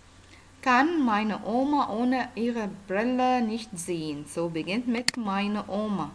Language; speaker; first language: German; non-native, fluent; Arabic